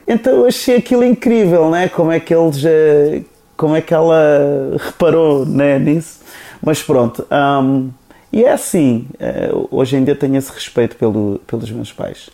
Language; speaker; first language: Portuguese; non-native, local second language; Kabuverdianu